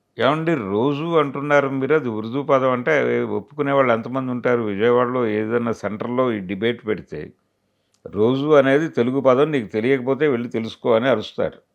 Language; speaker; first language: Telugu; native; Telugu